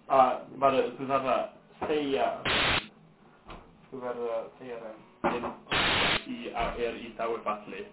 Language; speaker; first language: Icelandic; non-native, learner; English